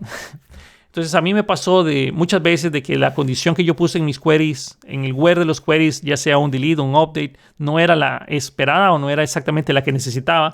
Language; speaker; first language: Spanish; native; Spanish